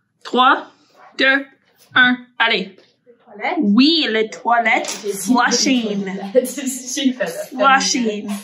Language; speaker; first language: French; non-native, learner; English